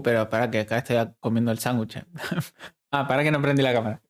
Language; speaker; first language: Spanish; native; Spanish